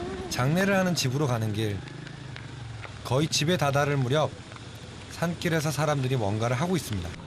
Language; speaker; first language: Korean; native; Korean